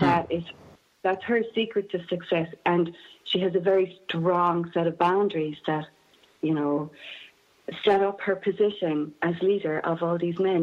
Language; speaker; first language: English; native; English